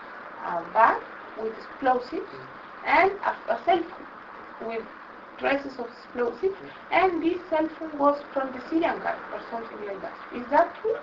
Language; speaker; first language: English; non-native, local second language; Spanish